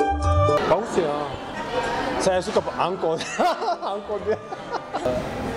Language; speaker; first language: Indonesian; non-native, learner; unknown